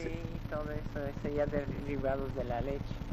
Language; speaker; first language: Spanish; early bilingual, other home language; Russian